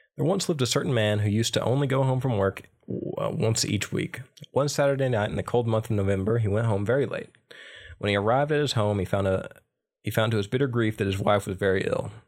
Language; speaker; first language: English; native; English